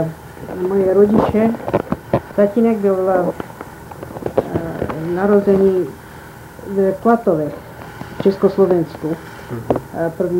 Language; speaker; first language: Czech; early bilingual, heritage; Czech